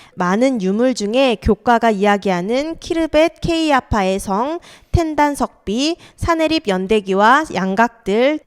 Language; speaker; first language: Korean; native; Korean